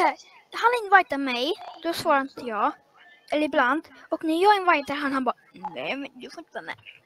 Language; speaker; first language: Swedish; native; Swedish